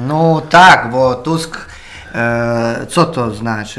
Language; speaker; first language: Polish; non-native, learner; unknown